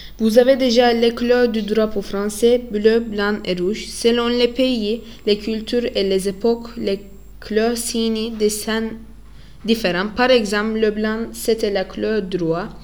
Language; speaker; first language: French; non-native, learner; Turkish